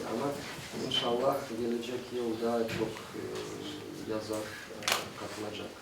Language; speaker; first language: Turkish; non-native, fluent; Chuvash